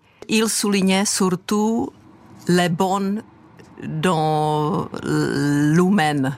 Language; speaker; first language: French; non-native, fluent; Czech